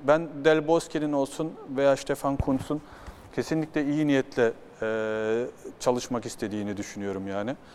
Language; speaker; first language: Turkish; early bilingual, heritage; Turkish